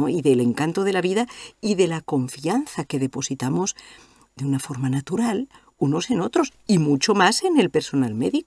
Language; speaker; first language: Spanish; native; Spanish